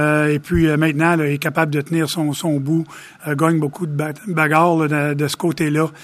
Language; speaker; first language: French; native; French